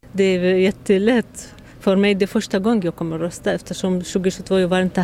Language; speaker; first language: Swedish; non-native, learner; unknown